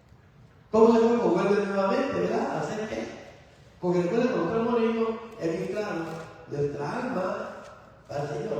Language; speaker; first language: Spanish; native; Spanish